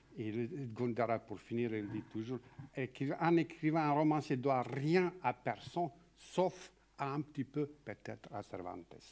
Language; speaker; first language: French; non-native, fluent; Serbian